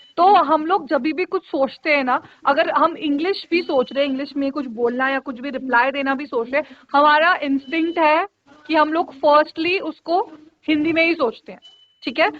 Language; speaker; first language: Hindi; native; Hindi